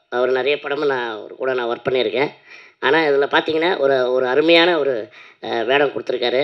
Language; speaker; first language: Tamil; native; Tamil